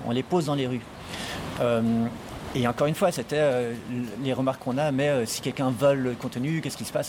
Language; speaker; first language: French; native; French